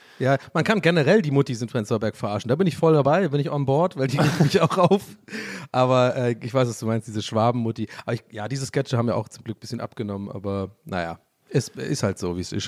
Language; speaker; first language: German; native; German